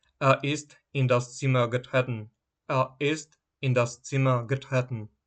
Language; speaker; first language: German; non-native, fluent; Ukrainian